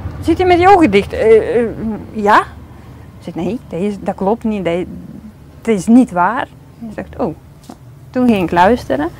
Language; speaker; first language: Dutch; non-native, fluent; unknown